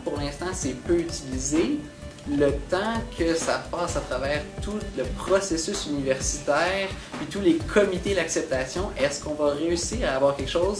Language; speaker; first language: French; native; French